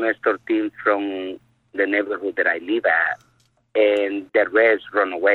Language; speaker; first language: English; non-native, fluent; Spanish